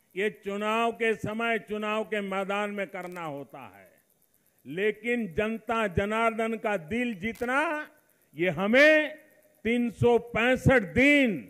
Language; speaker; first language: Hindi; non-native, local second language; Gujarati